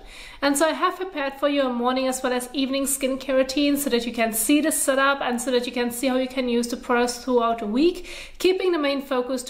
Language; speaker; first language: English; non-native, fluent; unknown